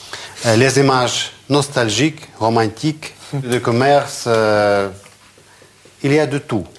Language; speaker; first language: French; non-native, fluent; Russian